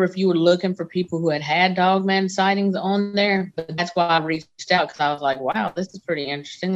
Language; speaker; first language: English; native; English